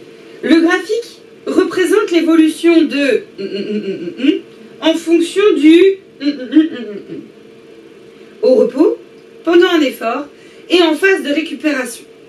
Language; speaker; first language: French; native; French